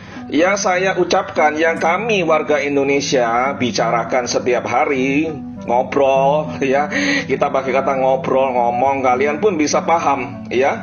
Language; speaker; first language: Indonesian; native; Indonesian